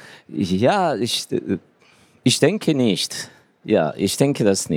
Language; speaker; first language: German; non-native, fluent; Ukrainian